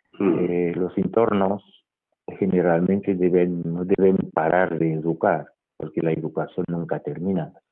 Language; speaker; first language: Spanish; non-native, fluent; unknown